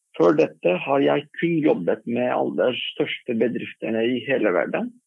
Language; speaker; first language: Norwegian; non-native, fluent; Turkish